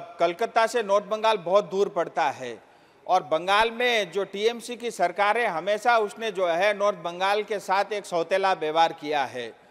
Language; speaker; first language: Hindi; non-native, local second language; Nepali